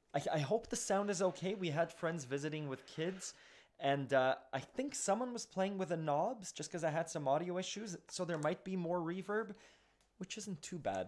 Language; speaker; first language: English; native; English